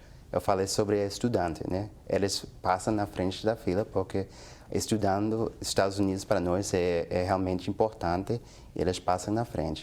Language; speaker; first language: Portuguese; non-native, fluent; English